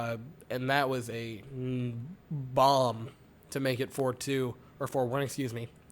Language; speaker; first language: English; native; English